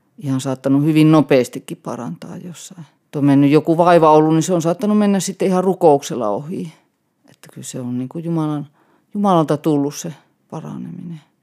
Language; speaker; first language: Finnish; native; Finnish